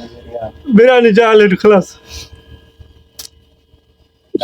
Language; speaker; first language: Arabic; non-native, learner; Urdu